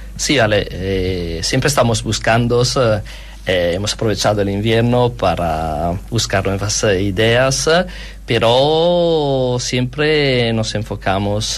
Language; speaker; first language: Spanish; non-native, fluent; Italian